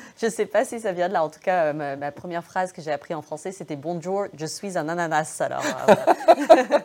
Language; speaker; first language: French; early bilingual, other home language; English